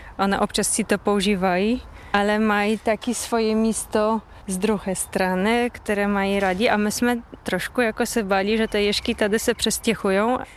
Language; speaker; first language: Czech; non-native, fluent; Polish